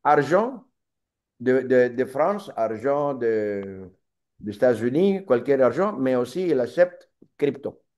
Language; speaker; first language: French; non-native, learner; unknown